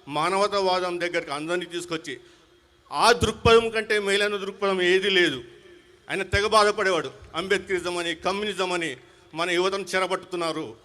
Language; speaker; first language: Telugu; non-native, local second language; Hindi